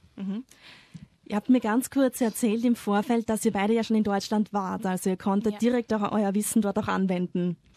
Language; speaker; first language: German; native; German